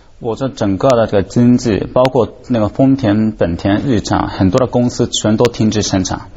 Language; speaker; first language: Chinese; non-native, fluent; Japanese